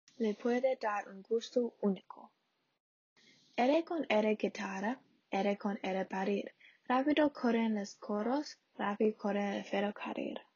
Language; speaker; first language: Spanish; non-native, learner; English